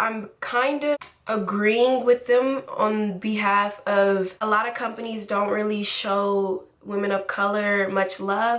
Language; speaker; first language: English; native; English